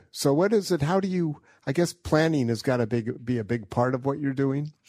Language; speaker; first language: English; native; English